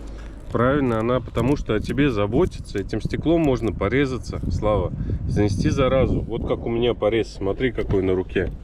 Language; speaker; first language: Russian; native; Russian